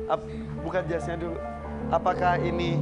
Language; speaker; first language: Indonesian; native; Indonesian